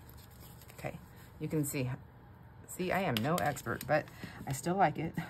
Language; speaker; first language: English; native; English